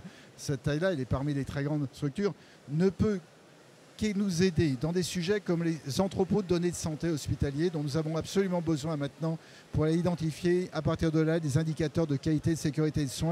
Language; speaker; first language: French; native; French